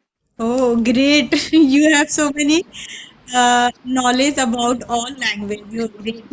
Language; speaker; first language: English; non-native, learner; Hindi